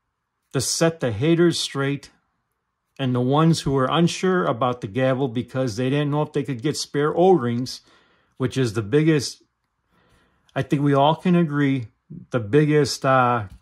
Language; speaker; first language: English; native; English